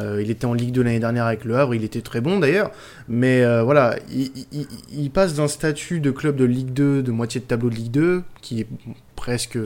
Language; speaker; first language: French; native; French